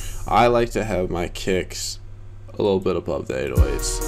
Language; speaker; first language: English; native; English